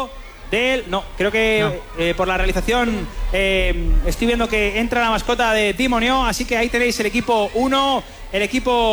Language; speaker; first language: Spanish; native; Spanish